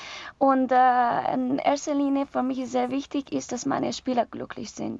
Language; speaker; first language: German; non-native, learner; Persian